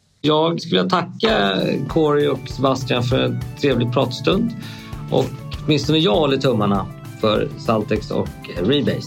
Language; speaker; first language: Swedish; native; Swedish